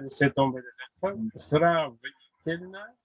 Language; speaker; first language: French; non-native, fluent; Russian